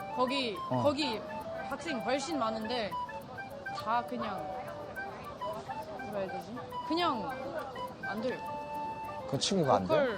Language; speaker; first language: Korean; non-native, fluent; English